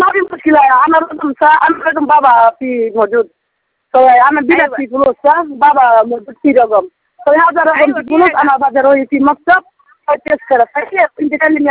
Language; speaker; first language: Arabic; non-native, learner; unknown